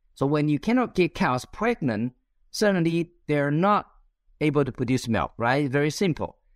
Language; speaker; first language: English; non-native, fluent; Chinese